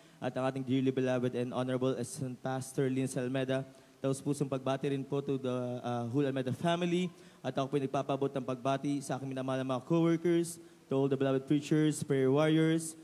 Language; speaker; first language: Filipino; native; Filipino